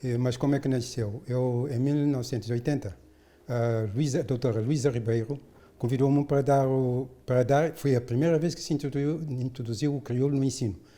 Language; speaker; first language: Portuguese; non-native, local second language; Kabuverdianu